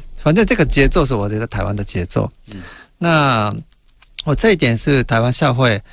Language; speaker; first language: Chinese; non-native, fluent; Japanese